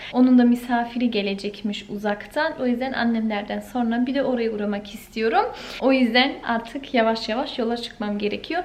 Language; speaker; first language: Turkish; early bilingual, heritage; Turkish